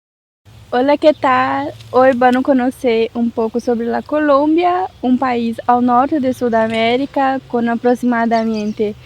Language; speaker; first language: Spanish; non-native, learner; Portuguese